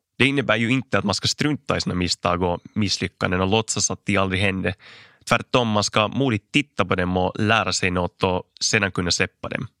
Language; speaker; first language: Swedish; native; Swedish